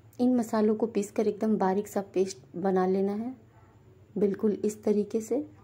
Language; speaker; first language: Hindi; native; Hindi